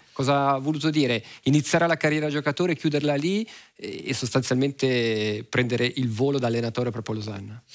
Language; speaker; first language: Italian; native; Italian